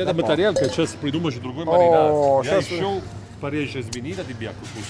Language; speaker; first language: Russian; non-native, learner; Italian